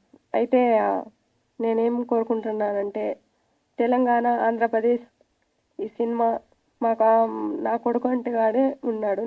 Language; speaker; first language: Telugu; non-native, local second language; Lambadi